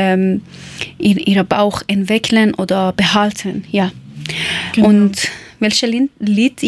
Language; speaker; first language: German; non-native, learner; Persian